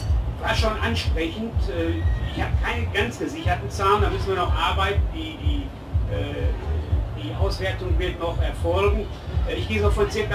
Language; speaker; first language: German; native; German